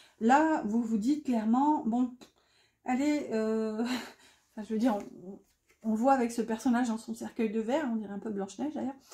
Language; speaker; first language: French; native; French